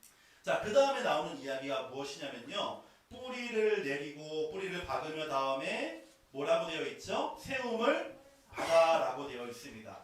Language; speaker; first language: Korean; native; Korean